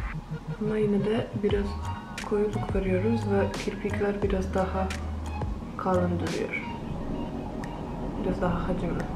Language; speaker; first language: Turkish; non-native, fluent; Polish